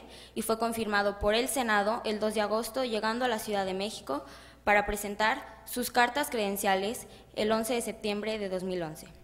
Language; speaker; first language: Spanish; native; Spanish